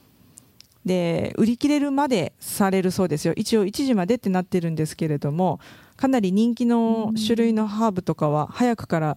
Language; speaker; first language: Japanese; native; Japanese